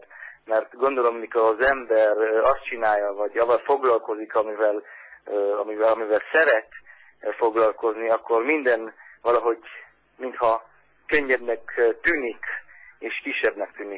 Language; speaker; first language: Hungarian; early bilingual, heritage; Hungarian